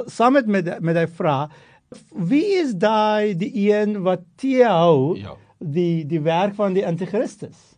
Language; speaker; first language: Afrikaans; non-native, fluent; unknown